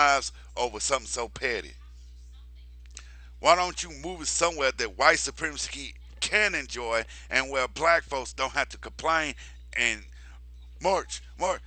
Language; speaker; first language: English; native; English